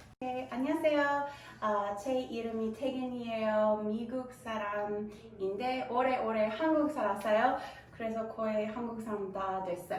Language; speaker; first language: Korean; non-native, fluent; English